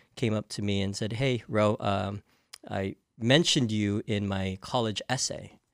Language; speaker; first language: English; native; English